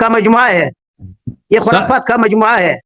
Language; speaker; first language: Hindi; non-native, learner; Pashto